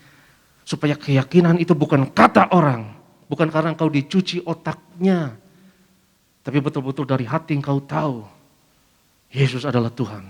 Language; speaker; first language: Indonesian; native; Indonesian